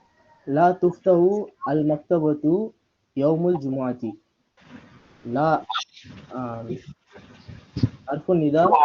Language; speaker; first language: Arabic; non-native, learner; Tamil